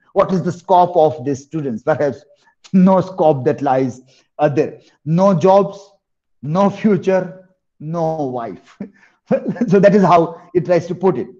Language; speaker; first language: English; non-native, local second language; Gujarati